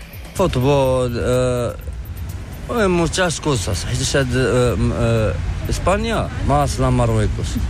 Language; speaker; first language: Spanish; non-native, learner; Arabic